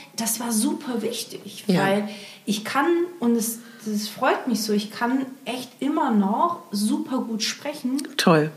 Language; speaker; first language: German; early bilingual, other home language; Portuguese